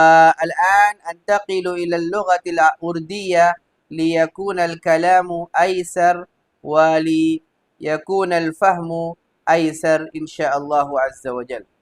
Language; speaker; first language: Arabic; non-native, fluent; Urdu